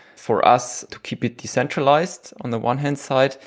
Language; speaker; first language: English; non-native, fluent; German